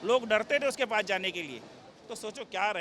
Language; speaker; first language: Hindi; native; Hindi